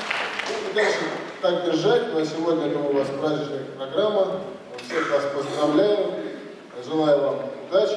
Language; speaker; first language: Russian; native; Russian